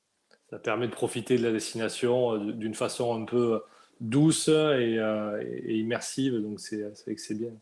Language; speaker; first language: French; native; French